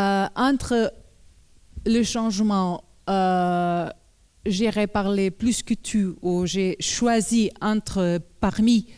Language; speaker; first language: French; non-native, learner; Portuguese